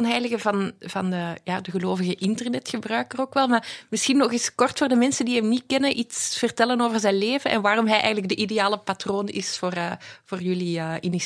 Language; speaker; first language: Dutch; native; Dutch